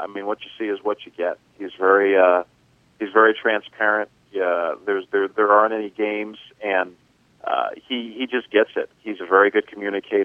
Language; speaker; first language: English; native; English